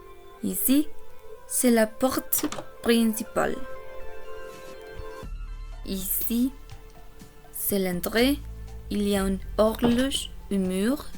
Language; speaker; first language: French; non-native, learner; Korean